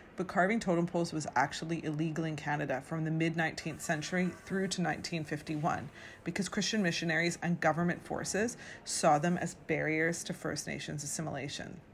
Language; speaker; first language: English; native; English